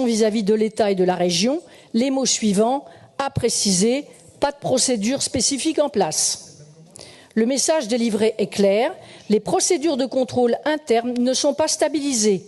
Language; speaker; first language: French; native; French